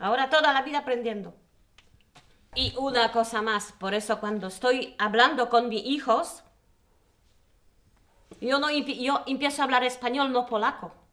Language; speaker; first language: Spanish; non-native, learner; Polish